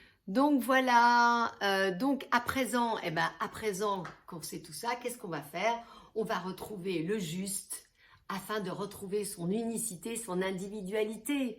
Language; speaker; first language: French; native; French